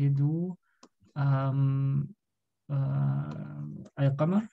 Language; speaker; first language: Arabic; non-native, learner; German